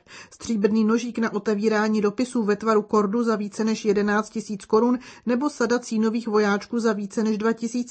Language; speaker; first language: Czech; native; Czech